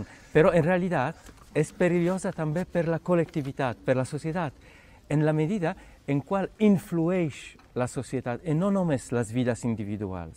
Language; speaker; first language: Catalan; non-native, fluent; Polish